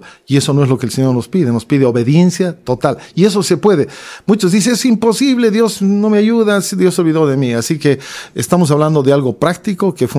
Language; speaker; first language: Spanish; native; Spanish